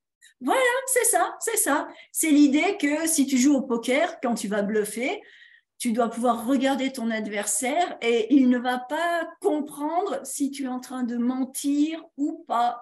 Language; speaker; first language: French; native; French